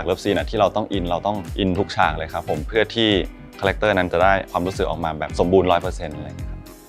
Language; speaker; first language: Thai; native; Thai